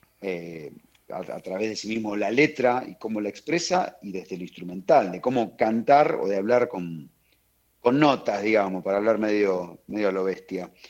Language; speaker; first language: Spanish; native; Spanish